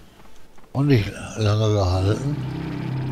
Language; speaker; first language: German; native; German